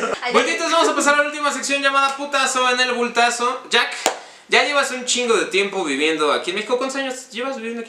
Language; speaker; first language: Spanish; native; Spanish